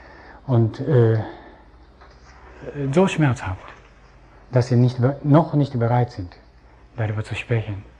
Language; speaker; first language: German; non-native, fluent; Japanese